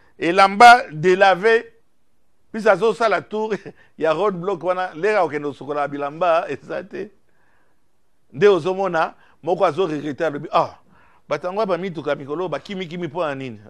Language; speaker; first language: Lingala; native; Lingala